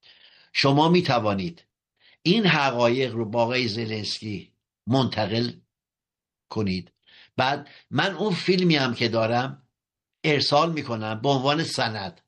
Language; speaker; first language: Persian; native; Persian